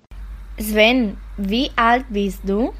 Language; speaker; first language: German; non-native, learner; Spanish